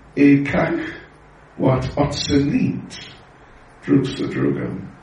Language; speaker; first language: Russian; non-native, learner; English